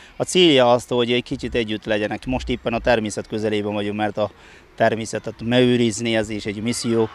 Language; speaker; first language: Hungarian; non-native, fluent; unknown